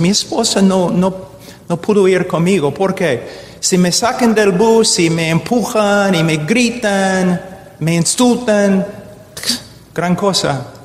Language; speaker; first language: Spanish; non-native, fluent; English